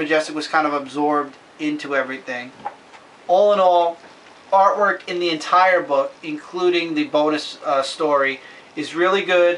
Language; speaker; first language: English; native; English